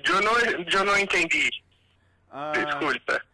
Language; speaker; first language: Spanish; non-native, learner; Portuguese